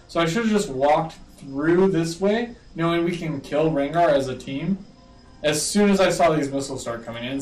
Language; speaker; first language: English; native; English